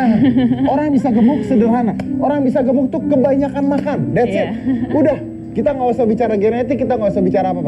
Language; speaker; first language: Indonesian; native; Indonesian